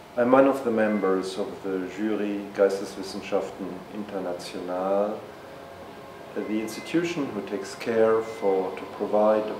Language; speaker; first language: English; non-native, fluent; German